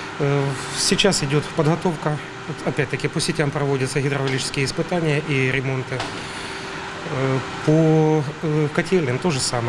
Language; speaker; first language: Russian; native; Russian